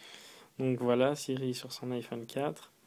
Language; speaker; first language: French; native; French